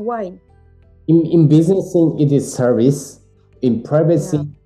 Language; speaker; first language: English; non-native, learner; Japanese